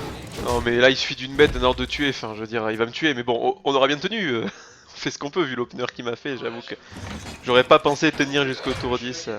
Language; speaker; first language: French; native; French